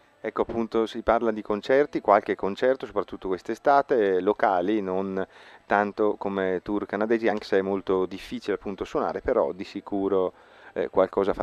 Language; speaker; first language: Italian; native; Italian